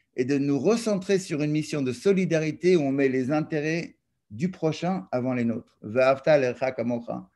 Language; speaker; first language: French; native; French